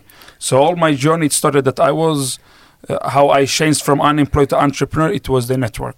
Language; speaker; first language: English; non-native, fluent; Swedish